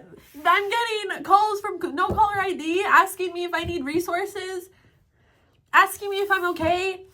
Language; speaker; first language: English; native; English